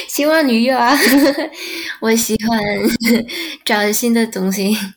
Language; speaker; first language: Chinese; non-native, learner; Indonesian